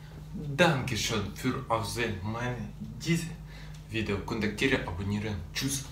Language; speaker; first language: German; non-native, learner; Russian